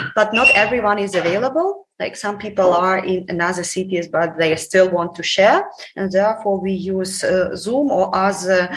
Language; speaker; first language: English; non-native, fluent; Ukrainian